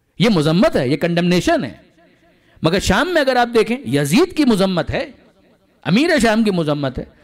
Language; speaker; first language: Urdu; non-native, local second language; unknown